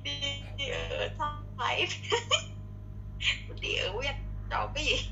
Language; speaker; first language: Vietnamese; non-native, learner; Thai